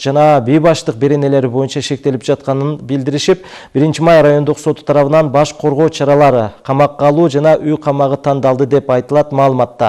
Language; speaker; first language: Kyrgyz; native; Kyrgyz